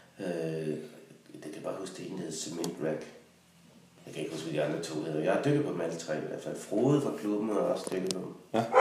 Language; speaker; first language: Danish; native; Danish